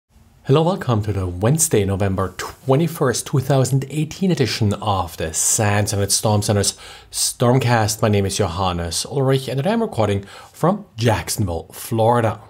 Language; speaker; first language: English; non-native, fluent; German